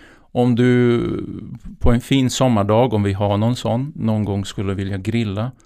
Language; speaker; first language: Swedish; non-native, fluent; Bosnian